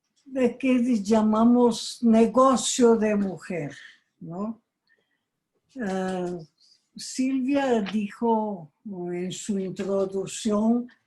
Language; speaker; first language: Spanish; non-native, fluent; Portuguese